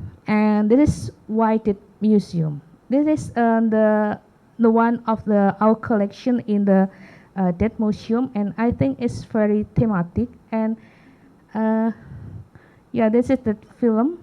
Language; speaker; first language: English; non-native, learner; Indonesian